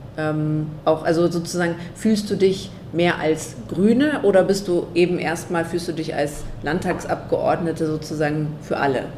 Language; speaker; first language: German; native; German